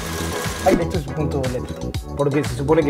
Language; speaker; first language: Spanish; native; Spanish